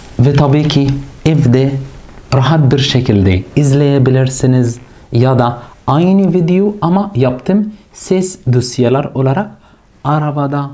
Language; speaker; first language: Turkish; non-native, fluent; Arabic